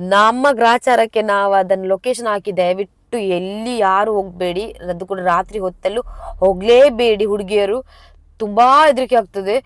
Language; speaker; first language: Kannada; non-native, local second language; Tulu